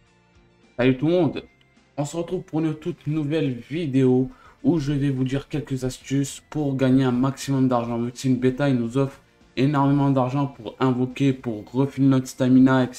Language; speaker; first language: French; native; French